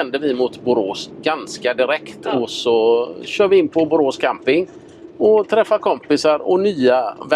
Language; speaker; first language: Swedish; native; Swedish